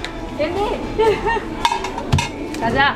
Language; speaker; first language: Korean; non-native, fluent; Vietnamese